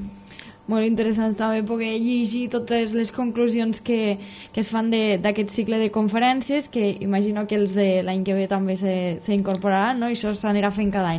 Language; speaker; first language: Catalan; native; Catalan